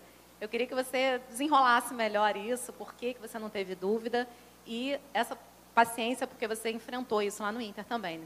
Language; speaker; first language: Portuguese; native; Portuguese